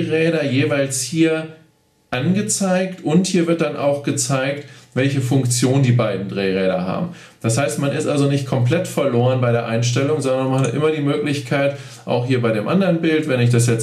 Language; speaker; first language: German; native; German